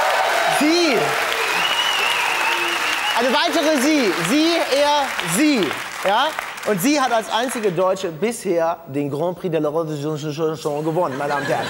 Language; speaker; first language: German; native; German